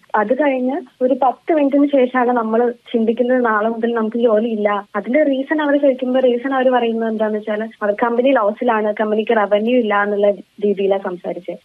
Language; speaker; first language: Malayalam; native; Malayalam